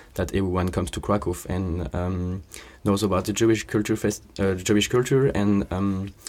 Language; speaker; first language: English; non-native, fluent; French